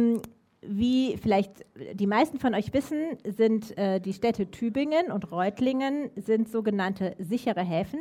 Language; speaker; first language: German; native; German